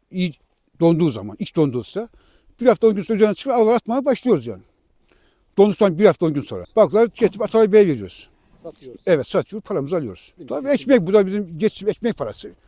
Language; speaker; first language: Turkish; native; Turkish